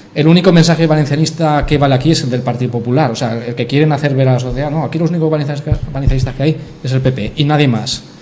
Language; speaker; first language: Spanish; native; Spanish